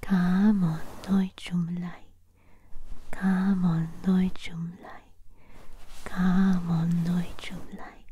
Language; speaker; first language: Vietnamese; non-native, learner; English